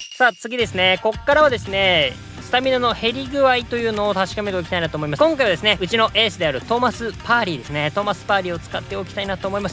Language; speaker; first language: Japanese; native; Japanese